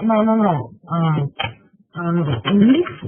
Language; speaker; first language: English; non-native, learner; Russian